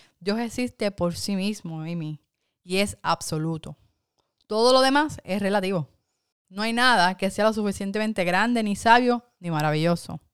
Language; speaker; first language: Spanish; early bilingual, heritage; Spanish